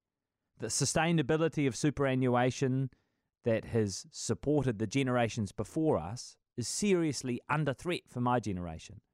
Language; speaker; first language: English; native; English